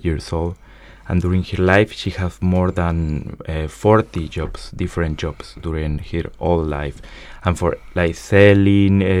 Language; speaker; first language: English; non-native, fluent; Spanish